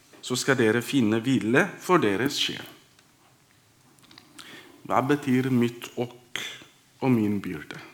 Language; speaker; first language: Norwegian; non-native, fluent; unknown